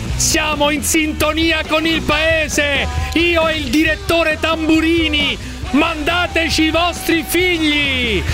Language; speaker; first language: Italian; native; Italian